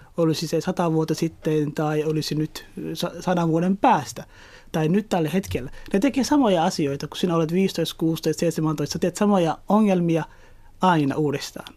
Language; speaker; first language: Finnish; early bilingual, other home language; Somali